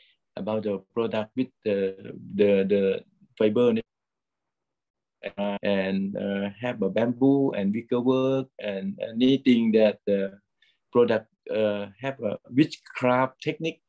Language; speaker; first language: English; non-native, learner; Thai